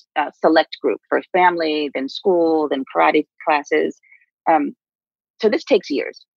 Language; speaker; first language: English; native; English